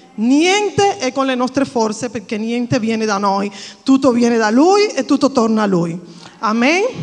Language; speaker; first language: Italian; non-native, fluent; Spanish